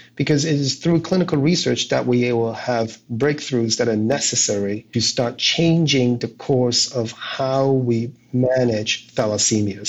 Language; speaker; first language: English; non-native, local second language; Cantonese